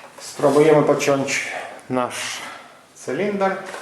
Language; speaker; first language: Polish; non-native, fluent; Ukrainian